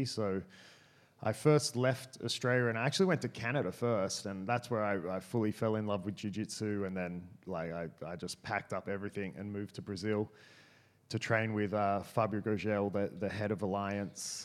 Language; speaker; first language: English; native; English